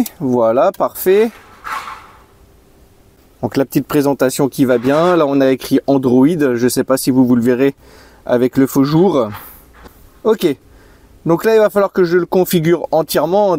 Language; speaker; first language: French; native; French